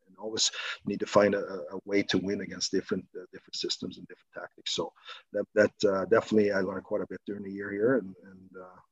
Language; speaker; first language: English; non-native, fluent; Swedish